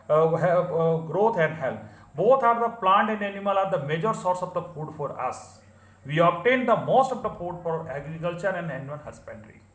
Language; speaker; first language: English; non-native, local second language; Hindi